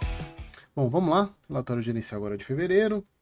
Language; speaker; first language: Portuguese; native; Portuguese